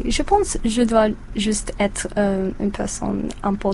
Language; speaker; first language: French; non-native, learner; English